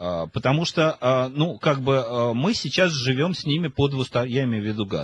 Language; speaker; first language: Russian; native; Russian